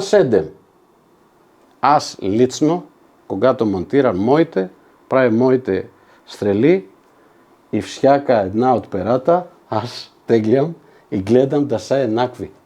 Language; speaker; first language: Bulgarian; non-native, fluent; Macedonian